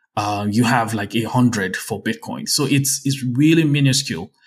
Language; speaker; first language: English; non-native, local second language; Yoruba